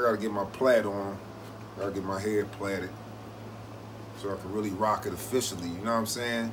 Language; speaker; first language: English; native; English